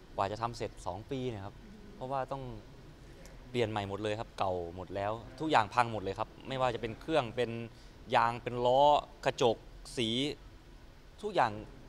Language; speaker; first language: Thai; native; Thai